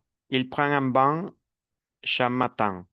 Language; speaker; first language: French; non-native, fluent; Spanish